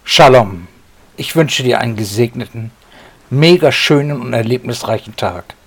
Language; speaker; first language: German; native; German